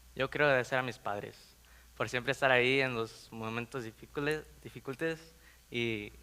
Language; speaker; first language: Spanish; early bilingual, heritage; Spanish